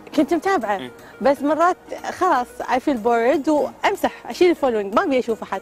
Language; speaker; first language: Arabic; native; Arabic